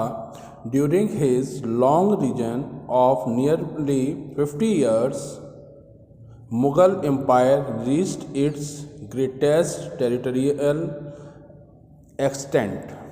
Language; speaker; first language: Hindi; native; Hindi